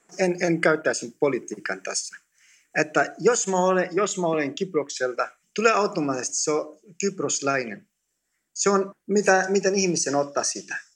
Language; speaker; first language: Finnish; non-native, fluent; Greek